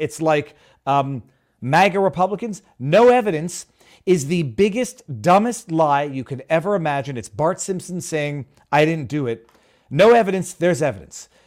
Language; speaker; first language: English; native; English